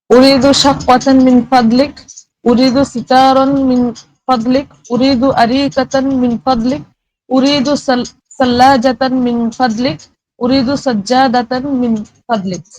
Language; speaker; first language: Arabic; non-native, learner; Bangla